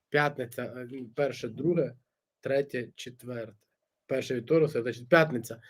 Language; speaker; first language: Ukrainian; native; Ukrainian